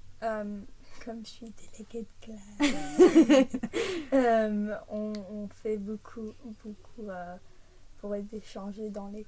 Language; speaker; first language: French; early bilingual, heritage; English